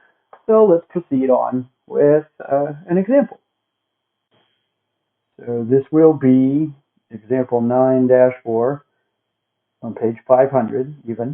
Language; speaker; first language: English; native; English